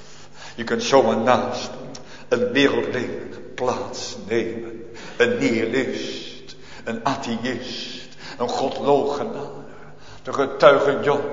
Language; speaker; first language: Dutch; native; Dutch